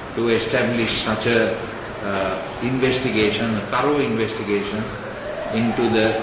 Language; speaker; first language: English; non-native, local second language; Sinhala